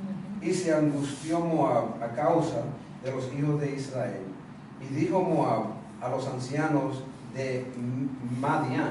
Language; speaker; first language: Spanish; native; Spanish